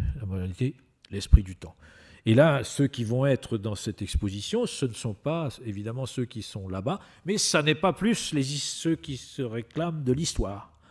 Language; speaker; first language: French; native; French